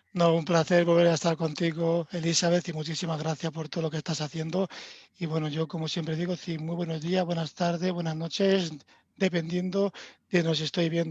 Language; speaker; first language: Spanish; native; Spanish